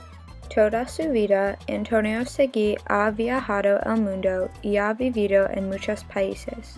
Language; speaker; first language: Spanish; non-native, learner; English